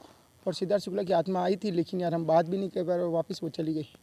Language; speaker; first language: Hindi; native; Hindi